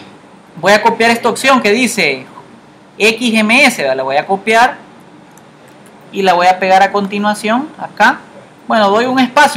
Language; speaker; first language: Spanish; native; Spanish